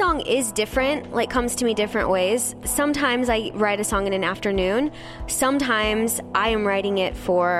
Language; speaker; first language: English; native; English